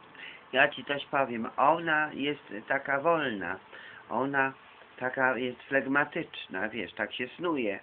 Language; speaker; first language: Polish; native; Polish